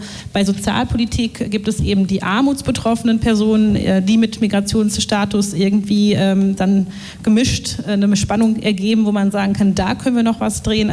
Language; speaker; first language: German; native; German